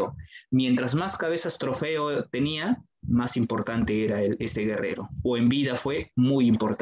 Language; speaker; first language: Spanish; native; Spanish